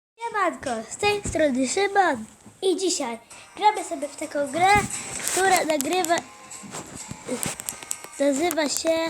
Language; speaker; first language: Polish; native; Polish